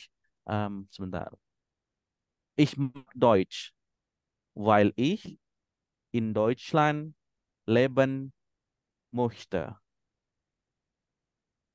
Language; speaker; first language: German; non-native, fluent; Indonesian